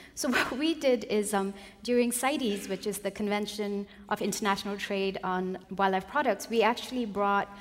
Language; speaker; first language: English; non-native, local second language; Nepali